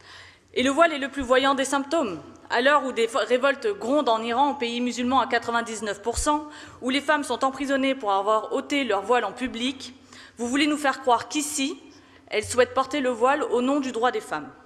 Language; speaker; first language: French; native; French